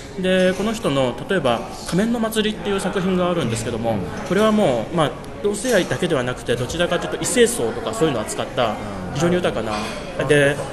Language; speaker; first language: Japanese; native; Japanese